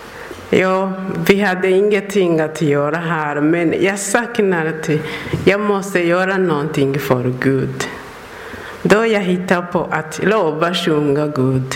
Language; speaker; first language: Swedish; non-native, learner; Persian